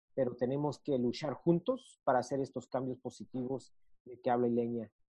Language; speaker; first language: Spanish; early bilingual, heritage; Spanish